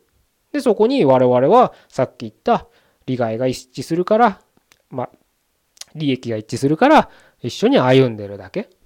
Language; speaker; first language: Japanese; native; Japanese